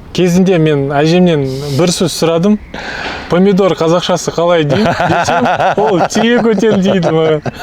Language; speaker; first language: Kazakh; non-native, local second language; Russian